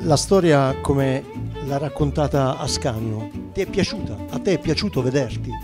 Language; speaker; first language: Italian; native; Italian